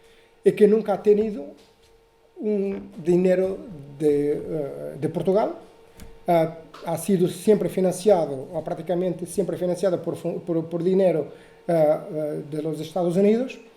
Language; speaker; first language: Spanish; non-native, learner; Portuguese